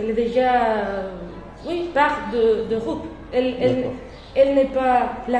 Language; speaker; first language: French; non-native, fluent; Spanish